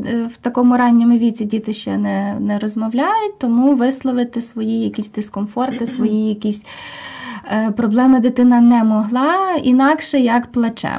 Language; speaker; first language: Ukrainian; native; Ukrainian